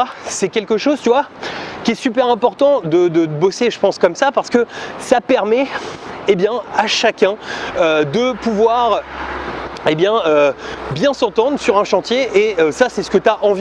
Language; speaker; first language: French; native; French